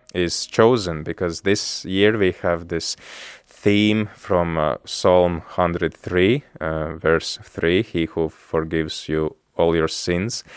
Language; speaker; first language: English; non-native, fluent; Latvian